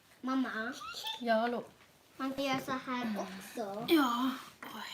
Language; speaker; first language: Swedish; early bilingual, other home language; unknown